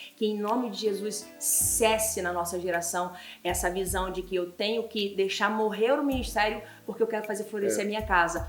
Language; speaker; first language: Portuguese; native; Portuguese